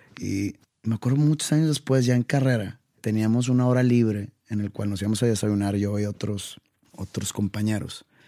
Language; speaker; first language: Spanish; native; Spanish